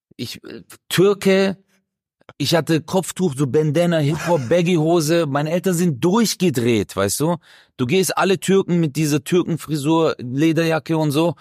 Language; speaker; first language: German; early bilingual, other home language; Turkish